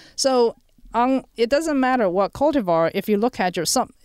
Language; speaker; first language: English; non-native, fluent; Chinese